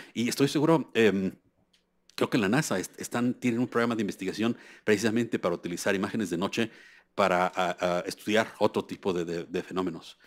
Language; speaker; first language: Spanish; native; Spanish